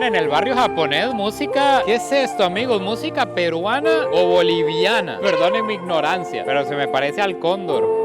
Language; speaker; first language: Spanish; native; Spanish